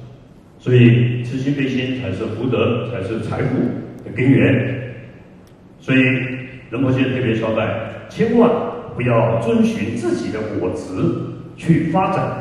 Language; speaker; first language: Chinese; native; Chinese